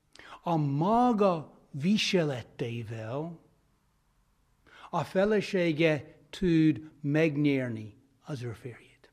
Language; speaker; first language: Hungarian; non-native, fluent; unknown